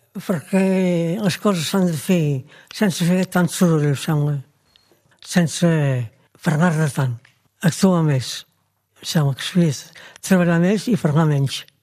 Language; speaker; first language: Catalan; native; Catalan